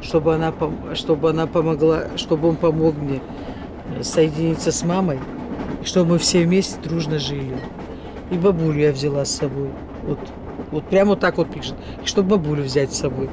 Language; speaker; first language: Russian; native; Russian